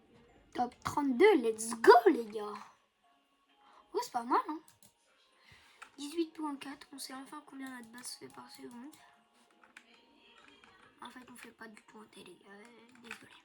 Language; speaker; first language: French; native; French